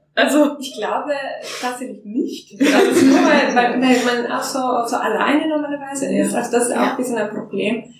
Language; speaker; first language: German; non-native, fluent; Finnish